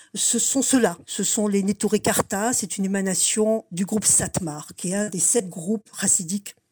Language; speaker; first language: French; native; French